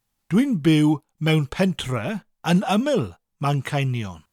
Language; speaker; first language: Welsh; non-native, fluent; English